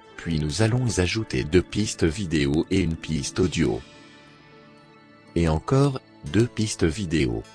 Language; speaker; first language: French; native; French